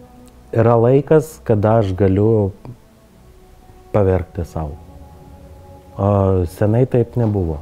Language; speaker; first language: Lithuanian; non-native, learner; Ukrainian